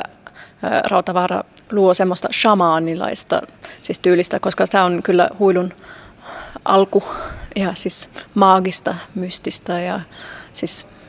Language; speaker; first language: Finnish; non-native, fluent; English